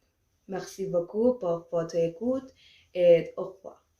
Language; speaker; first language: French; non-native, learner; Spanish